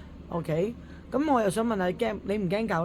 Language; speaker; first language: Cantonese; native; Cantonese